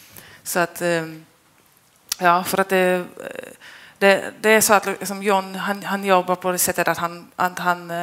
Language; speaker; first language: Swedish; non-native, fluent; Polish